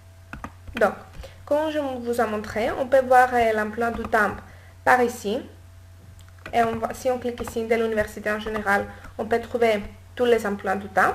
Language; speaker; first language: French; non-native, learner; Greek